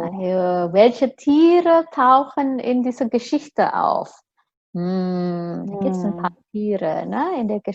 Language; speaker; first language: German; non-native, fluent; Indonesian